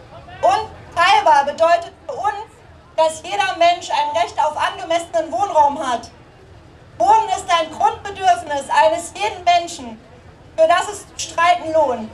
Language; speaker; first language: German; native; German